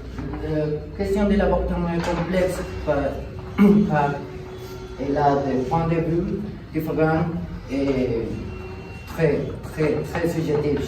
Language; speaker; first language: French; non-native, learner; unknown